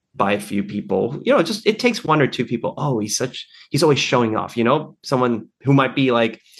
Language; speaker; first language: English; native; English